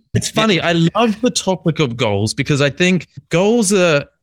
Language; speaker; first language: English; native; English